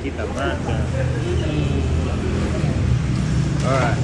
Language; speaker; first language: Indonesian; non-native, learner; English